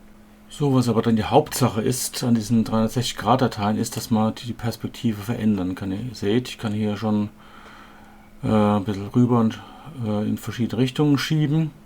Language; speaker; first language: German; native; German